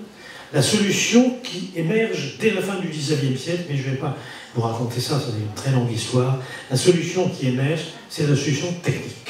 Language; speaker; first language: French; native; French